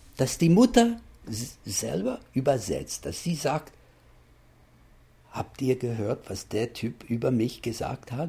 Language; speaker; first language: German; non-native, fluent; English